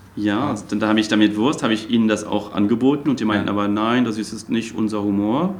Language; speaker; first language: German; non-native, local second language; Luxembourgish